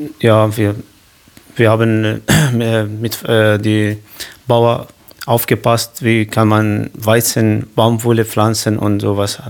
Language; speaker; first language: German; non-native, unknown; Kurdish